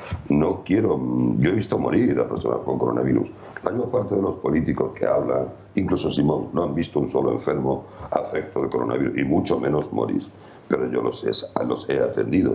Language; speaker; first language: Spanish; native; Spanish